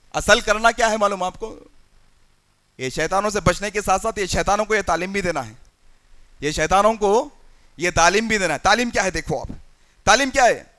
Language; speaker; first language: Urdu; native; Urdu